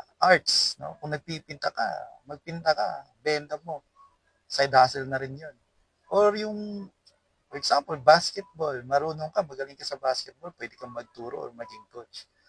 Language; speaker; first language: Filipino; non-native, local second language; Cebuano